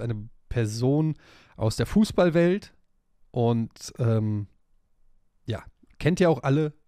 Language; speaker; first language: German; native; German